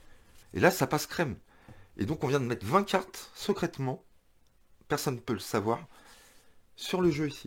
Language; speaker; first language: French; native; French